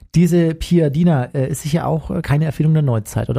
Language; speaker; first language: German; native; German